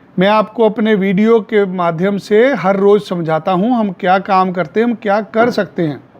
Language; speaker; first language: Hindi; non-native, local second language; Punjabi